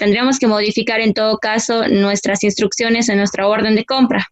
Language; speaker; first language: Spanish; native; Spanish